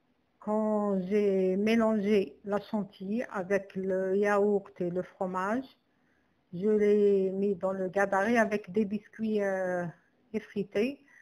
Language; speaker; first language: French; non-native, local second language; Arabic